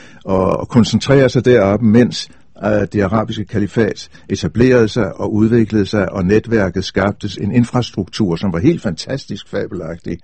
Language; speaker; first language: Danish; native; Danish